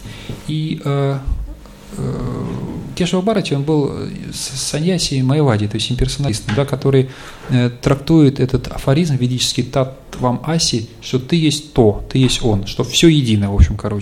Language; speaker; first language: Russian; native; Russian